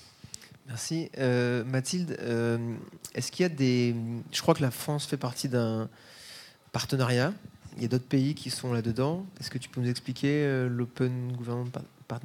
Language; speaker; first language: French; native; French